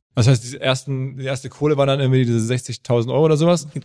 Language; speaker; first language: German; native; German